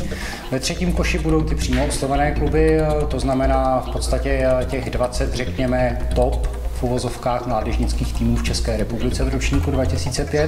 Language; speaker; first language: Czech; native; Czech